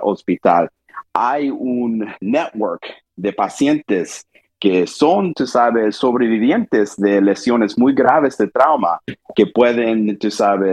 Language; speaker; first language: Spanish; early bilingual, heritage; Spanish